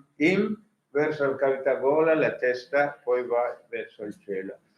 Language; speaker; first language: Italian; non-native, learner; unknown